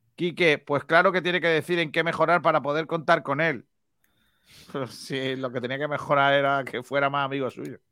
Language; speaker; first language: Spanish; native; Spanish